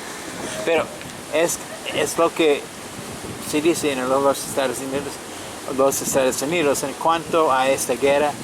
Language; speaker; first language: Spanish; non-native, fluent; French